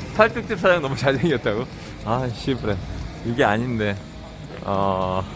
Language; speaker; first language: Korean; native; Korean